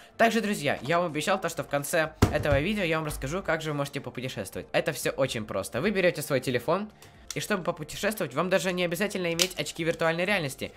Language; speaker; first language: Russian; native; Russian